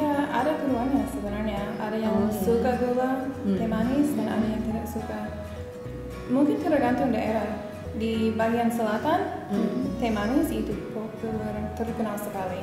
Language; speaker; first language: Indonesian; non-native, fluent; English